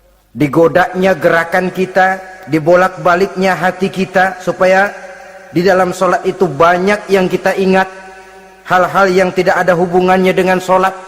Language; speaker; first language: Indonesian; native; Indonesian